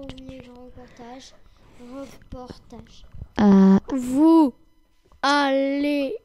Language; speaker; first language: French; native; French